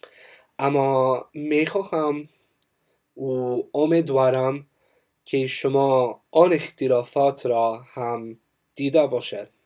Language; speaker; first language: Persian; non-native, learner; English